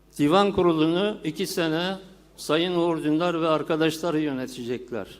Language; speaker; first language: Turkish; native; Turkish